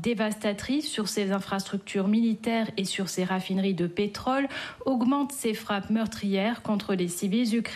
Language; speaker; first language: French; native; French